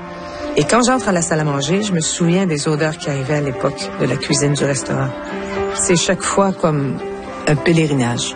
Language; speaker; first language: French; native; French